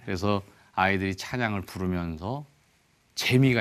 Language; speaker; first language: Korean; native; Korean